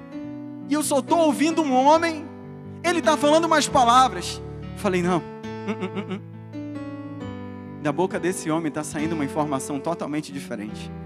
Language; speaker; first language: Portuguese; native; Portuguese